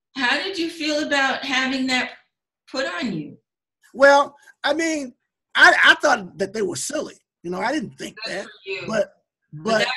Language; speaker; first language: English; native; English